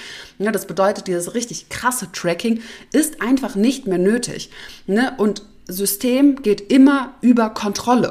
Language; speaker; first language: German; native; German